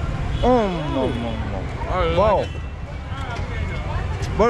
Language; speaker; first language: English; non-native, fluent; Finnish